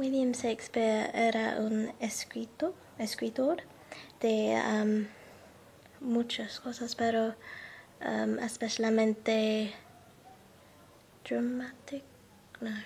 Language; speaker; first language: Spanish; non-native, learner; English